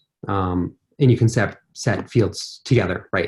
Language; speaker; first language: English; native; English